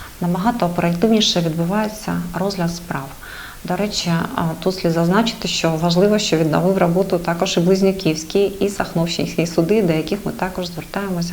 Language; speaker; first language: Ukrainian; native; Ukrainian